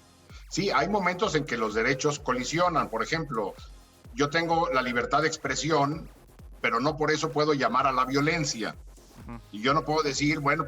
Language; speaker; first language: Spanish; native; Spanish